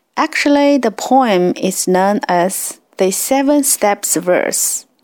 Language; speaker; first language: English; non-native, fluent; Chinese